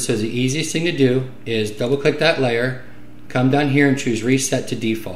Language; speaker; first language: English; native; English